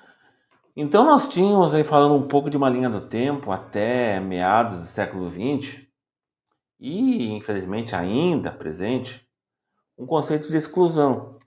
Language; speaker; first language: Portuguese; native; Portuguese